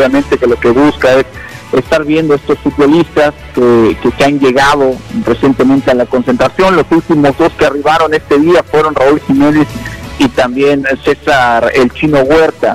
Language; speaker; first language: Spanish; native; Spanish